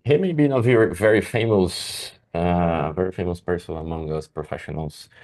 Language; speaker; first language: English; non-native, fluent; Portuguese